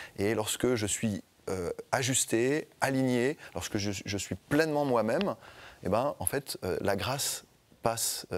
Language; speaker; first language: French; native; French